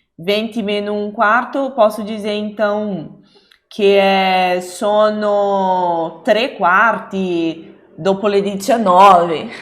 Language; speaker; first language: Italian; non-native, fluent; Portuguese